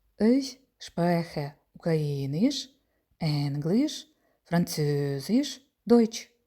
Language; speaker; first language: German; non-native, fluent; Ukrainian